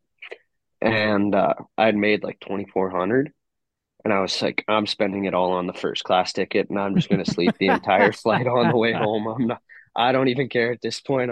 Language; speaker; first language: English; native; English